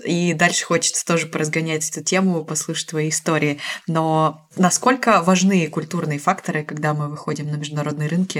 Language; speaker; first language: Russian; native; Russian